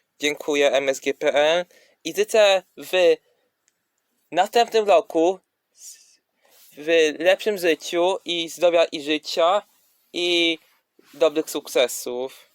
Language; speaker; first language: Polish; non-native, learner; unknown